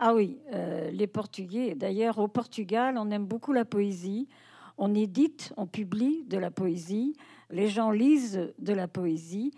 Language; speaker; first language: French; non-native, fluent; Portuguese